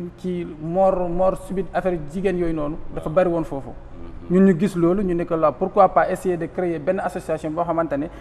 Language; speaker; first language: Wolof; non-native, local second language; Fula